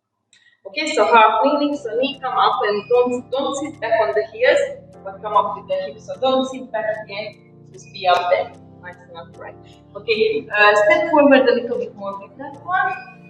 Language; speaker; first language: English; non-native, fluent; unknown